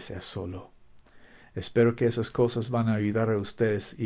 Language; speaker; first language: Spanish; non-native, learner; English